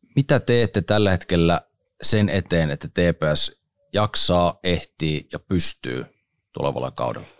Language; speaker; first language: Finnish; native; Finnish